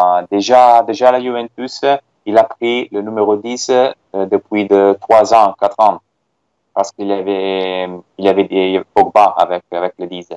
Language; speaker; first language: French; non-native, fluent; Italian